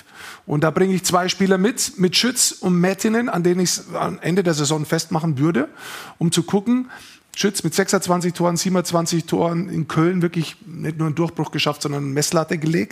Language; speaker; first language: German; native; German